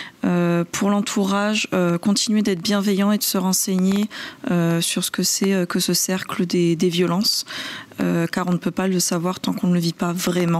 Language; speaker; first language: French; native; French